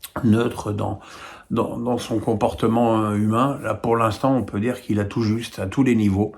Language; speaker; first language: French; native; French